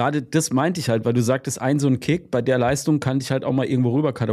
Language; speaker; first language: German; native; German